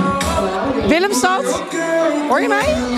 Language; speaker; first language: Dutch; early bilingual, other home language; Papiamento